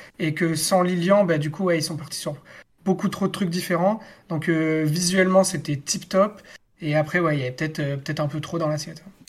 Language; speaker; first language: French; native; French